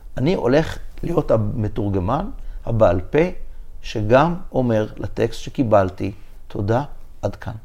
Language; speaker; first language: Hebrew; native; Hebrew